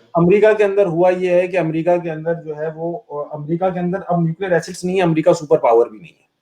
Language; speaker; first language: Hindi; native; Hindi